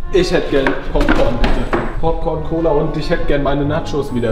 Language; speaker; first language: German; native; German